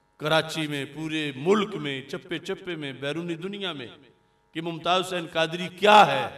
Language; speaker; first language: Urdu; non-native, local second language; Punjabi